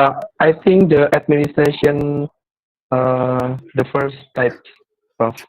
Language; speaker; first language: English; non-native, learner; Indonesian